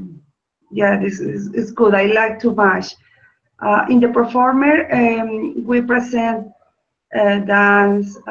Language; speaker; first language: English; non-native, learner; Spanish